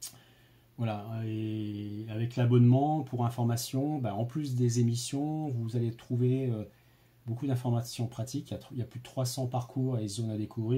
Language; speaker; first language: French; native; French